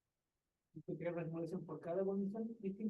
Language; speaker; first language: Spanish; native; Spanish